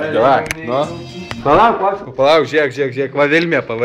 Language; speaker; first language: Lithuanian; native; Lithuanian